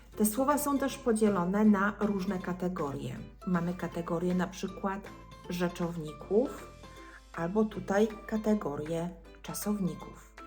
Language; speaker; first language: Polish; native; Polish